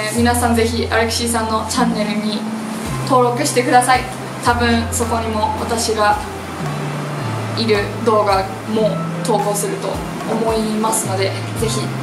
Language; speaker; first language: Japanese; non-native, fluent; English